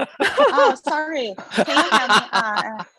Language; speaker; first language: English; non-native, learner; Chinese